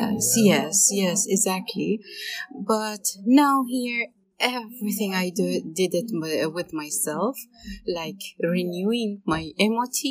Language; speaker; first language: English; non-native, learner; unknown